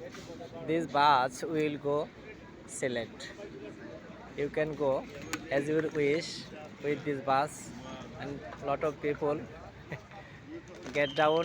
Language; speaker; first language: English; non-native, learner; Bangla